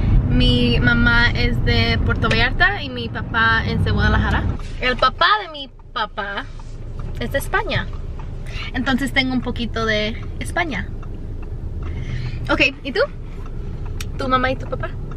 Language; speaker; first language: Spanish; early bilingual, heritage; Spanish